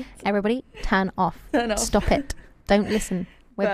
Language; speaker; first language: English; native; English